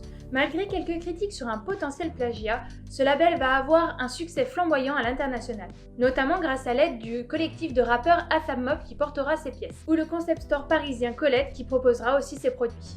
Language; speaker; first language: French; native; French